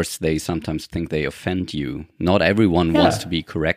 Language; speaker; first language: English; non-native, fluent; German